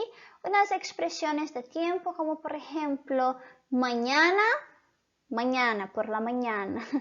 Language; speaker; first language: Spanish; non-native, fluent; Portuguese